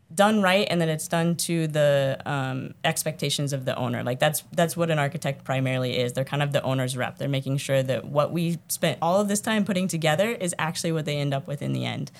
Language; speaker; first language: English; native; English